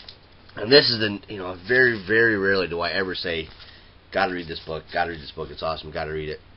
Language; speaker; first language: English; native; English